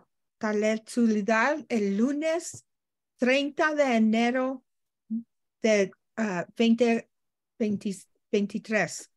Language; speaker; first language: Spanish; non-native, learner; English